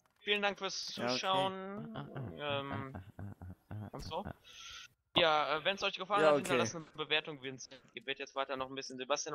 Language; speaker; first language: German; native; German